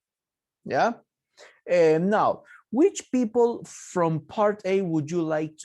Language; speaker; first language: English; non-native, fluent; Spanish